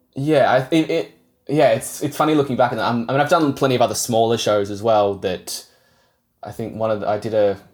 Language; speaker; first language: English; native; English